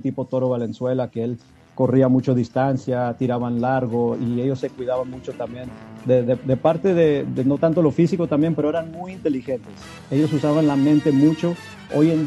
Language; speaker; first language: Spanish; early bilingual, heritage; Spanish